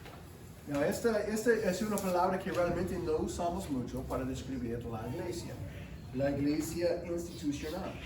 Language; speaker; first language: Spanish; non-native, fluent; English